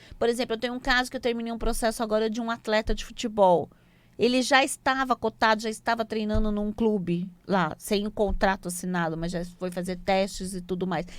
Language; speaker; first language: Portuguese; native; Portuguese